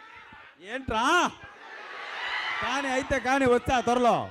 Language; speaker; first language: Telugu; native; Telugu